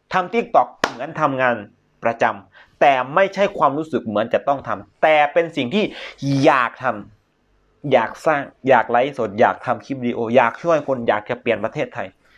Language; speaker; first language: Thai; native; Thai